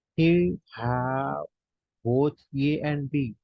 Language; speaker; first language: English; non-native, local second language; Hindi